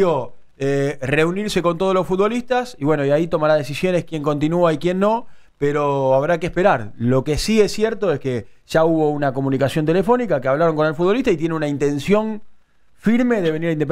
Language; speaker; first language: Spanish; native; Spanish